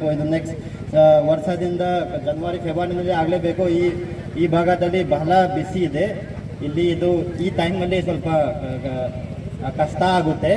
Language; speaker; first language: Kannada; non-native, fluent; Manipuri